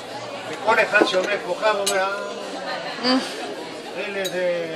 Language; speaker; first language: Hebrew; non-native, fluent; Spanish